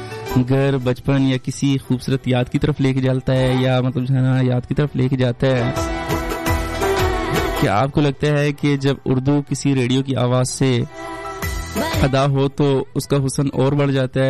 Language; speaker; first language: Hindi; non-native, local second language; Pashto